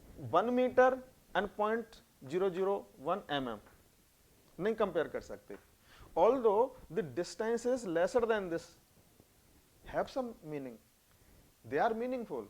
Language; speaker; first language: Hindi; native; Hindi